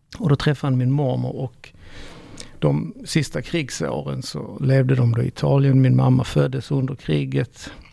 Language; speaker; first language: Swedish; early bilingual, other home language; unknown